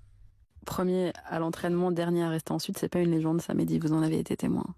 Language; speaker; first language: French; native; French